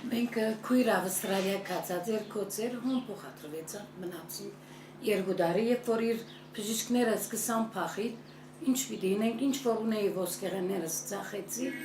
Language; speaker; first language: Armenian; early bilingual, heritage; Armenian